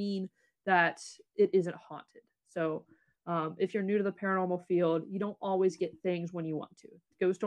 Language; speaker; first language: English; native; English